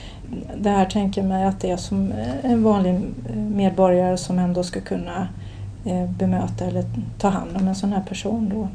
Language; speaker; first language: Swedish; native; Swedish